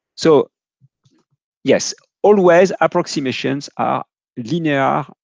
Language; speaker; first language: English; non-native, fluent; French